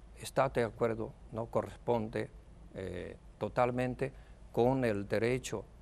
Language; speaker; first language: Spanish; non-native, fluent; Chinese